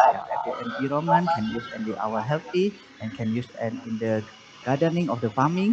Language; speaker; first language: English; non-native, learner; Indonesian